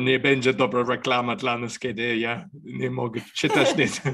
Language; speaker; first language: Polish; non-native, learner; English